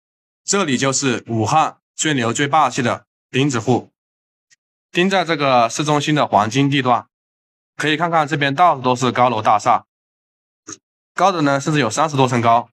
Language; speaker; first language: Chinese; native; Chinese